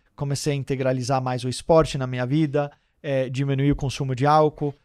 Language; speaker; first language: Portuguese; early bilingual, heritage; Danish